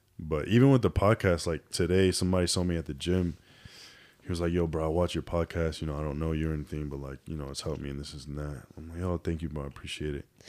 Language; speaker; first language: English; native; English